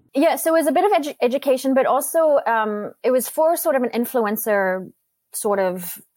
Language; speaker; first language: English; native; English